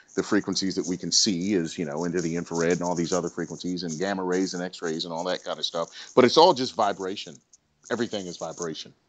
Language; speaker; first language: English; native; English